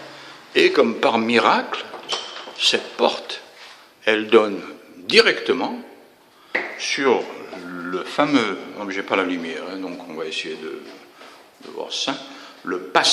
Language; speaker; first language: French; native; French